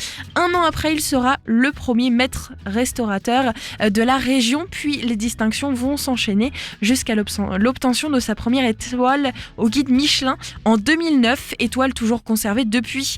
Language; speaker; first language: French; native; French